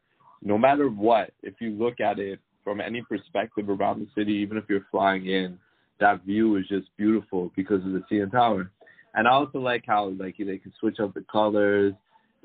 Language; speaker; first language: English; native; English